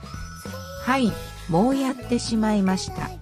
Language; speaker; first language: Japanese; non-native, learner; English